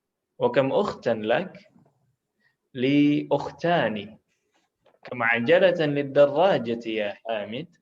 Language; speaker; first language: Arabic; non-native, fluent; Indonesian